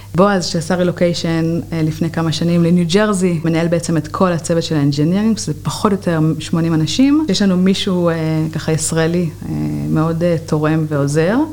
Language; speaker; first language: Hebrew; native; Hebrew